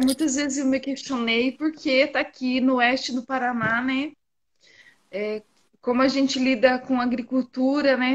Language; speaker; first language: Portuguese; native; Portuguese